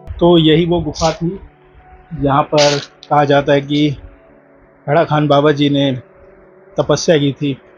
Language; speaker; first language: Hindi; native; Hindi